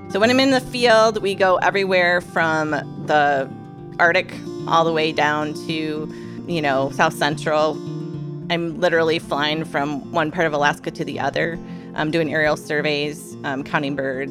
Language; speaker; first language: English; native; English